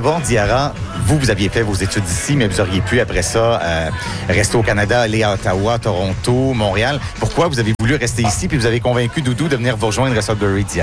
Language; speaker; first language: French; native; French